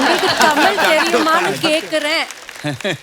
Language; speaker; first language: Tamil; non-native, fluent; Punjabi